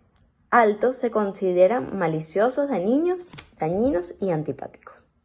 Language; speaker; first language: Spanish; native; Spanish